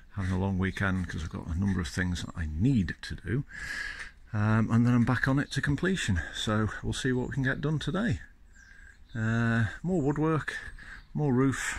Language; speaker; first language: English; native; English